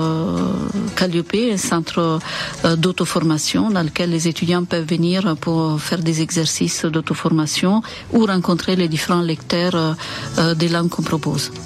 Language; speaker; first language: French; non-native, fluent; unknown